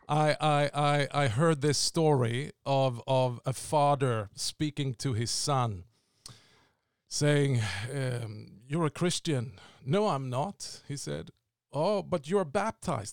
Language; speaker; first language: English; non-native, fluent; Swedish